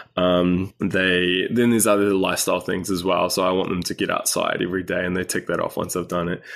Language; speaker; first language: English; native; English